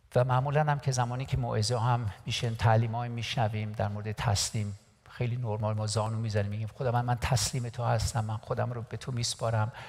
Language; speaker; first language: Persian; non-native, local second language; Armenian